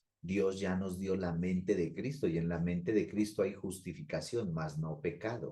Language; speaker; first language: Spanish; native; Spanish